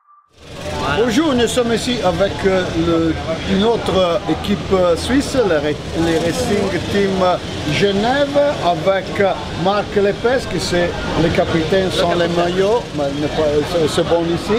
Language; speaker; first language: French; non-native, learner; Italian